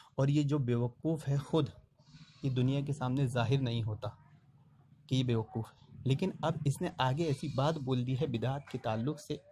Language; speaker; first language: Urdu; native; Urdu